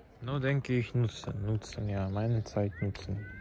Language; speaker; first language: German; non-native, learner; Czech